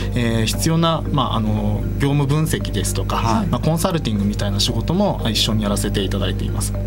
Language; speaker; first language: Japanese; native; Japanese